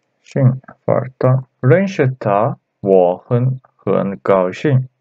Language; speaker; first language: Chinese; non-native, learner; Turkish